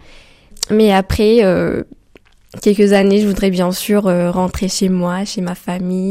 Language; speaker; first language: French; non-native, local second language; Arabic